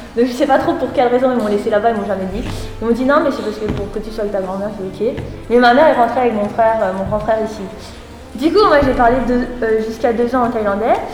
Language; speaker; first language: French; early bilingual, other home language; Thai